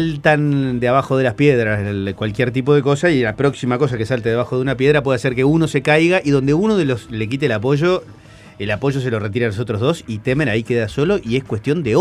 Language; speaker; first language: Spanish; native; Spanish